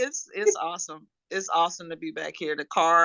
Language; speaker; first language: English; native; English